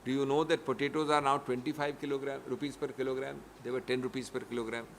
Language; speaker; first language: English; non-native, local second language; Hindi